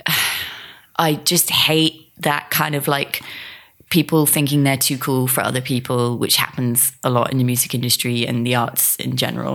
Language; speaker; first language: English; native; English